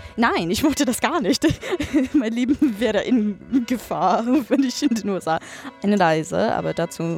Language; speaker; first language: German; non-native, fluent; English